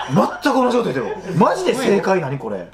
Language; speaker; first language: Japanese; native; Japanese